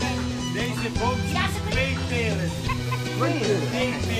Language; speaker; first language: Dutch; non-native, fluent; Macedonian